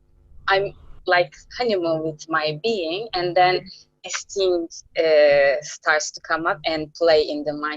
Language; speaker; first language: English; non-native, learner; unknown